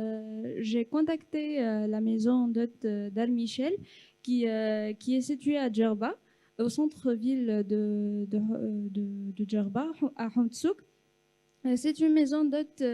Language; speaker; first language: French; non-native, local second language; Arabic